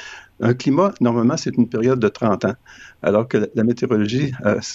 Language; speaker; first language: French; native; French